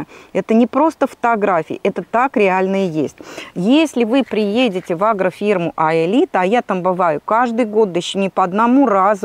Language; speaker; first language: Russian; native; Russian